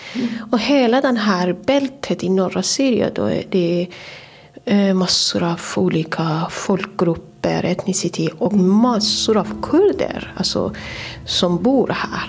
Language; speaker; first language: Swedish; non-native, fluent; Kurdish